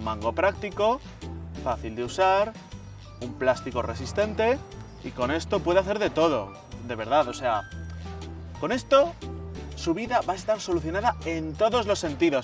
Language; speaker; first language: Spanish; native; Spanish